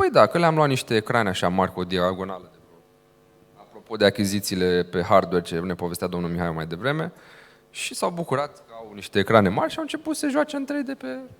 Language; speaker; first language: Romanian; native; Romanian